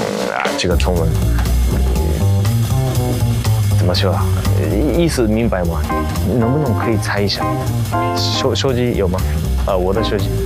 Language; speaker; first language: Chinese; non-native, learner; Japanese